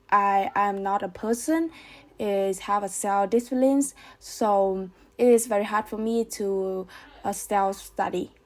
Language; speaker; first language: English; non-native, learner; Vietnamese